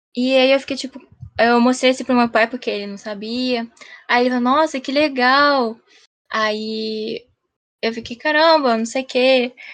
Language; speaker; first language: Portuguese; early bilingual, heritage; Japanese